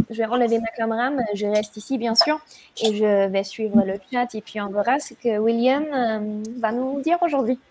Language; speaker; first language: French; non-native, fluent; German